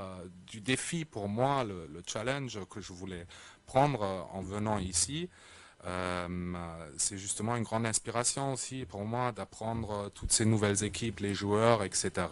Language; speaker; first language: French; native; French